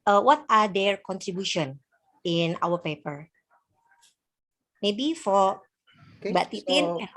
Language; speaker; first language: English; non-native, fluent; Indonesian